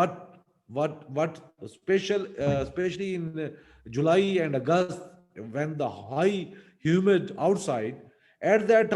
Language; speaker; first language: English; non-native, local second language; Urdu